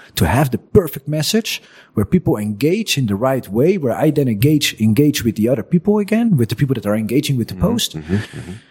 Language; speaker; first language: English; non-native, fluent; Dutch